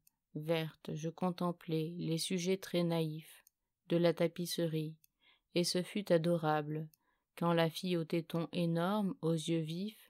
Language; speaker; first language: French; native; French